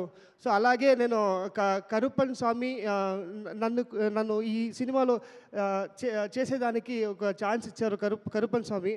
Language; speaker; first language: Telugu; non-native, learner; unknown